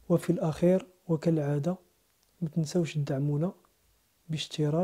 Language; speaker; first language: Arabic; native; Arabic